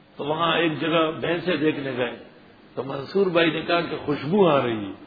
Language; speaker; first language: Urdu; non-native, local second language; Pashto